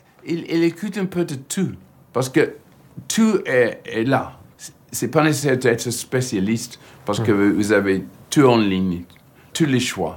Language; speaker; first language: French; non-native, fluent; English